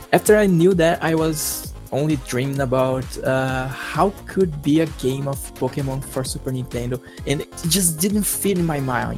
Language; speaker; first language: English; non-native, fluent; Portuguese